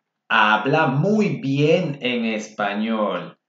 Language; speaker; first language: Spanish; non-native, fluent; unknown